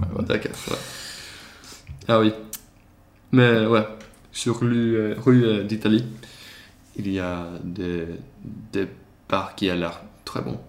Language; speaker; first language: French; non-native, learner; Swedish